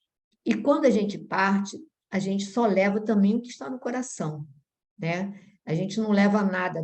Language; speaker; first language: Portuguese; native; Portuguese